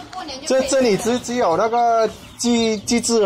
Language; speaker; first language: Chinese; non-native, learner; Vietnamese